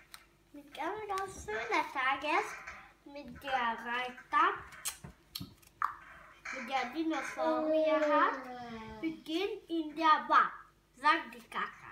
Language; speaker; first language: German; non-native, learner; Hungarian